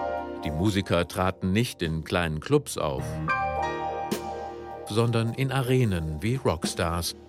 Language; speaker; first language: German; native; German